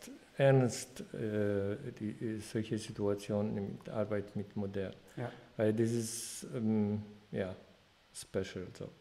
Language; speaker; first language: German; non-native, fluent; Polish